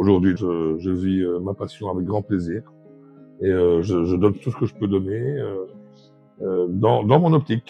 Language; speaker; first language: French; native; French